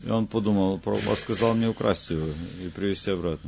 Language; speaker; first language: Russian; native; Russian